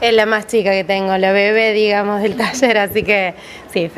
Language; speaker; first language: Spanish; native; Spanish